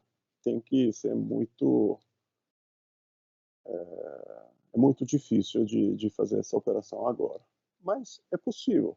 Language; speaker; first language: Portuguese; non-native, fluent; Italian